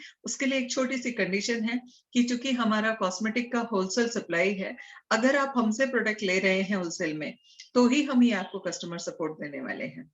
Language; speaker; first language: Hindi; native; Hindi